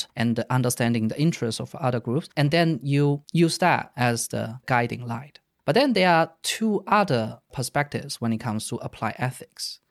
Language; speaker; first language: English; non-native, fluent; Chinese